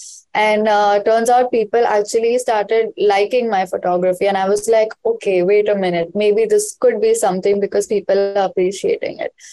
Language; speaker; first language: English; non-native, local second language; Hindi